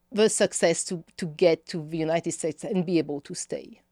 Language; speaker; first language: English; non-native, fluent; French